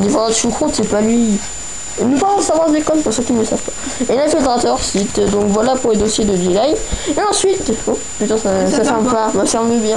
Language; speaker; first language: French; native; French